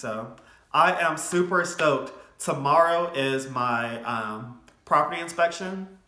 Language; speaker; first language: English; native; English